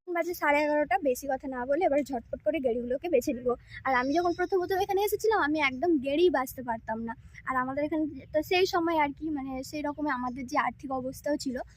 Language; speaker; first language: Bangla; non-native, local second language; Santali